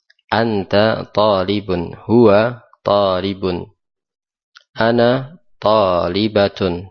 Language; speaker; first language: Arabic; non-native, fluent; Indonesian